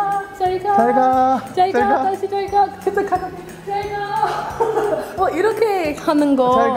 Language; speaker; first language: Korean; non-native, learner; English